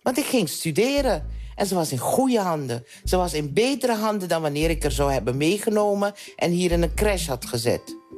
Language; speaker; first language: Dutch; non-native, local second language; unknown